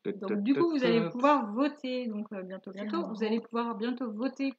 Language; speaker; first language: French; native; French